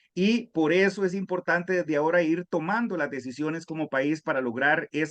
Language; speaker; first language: Spanish; native; Spanish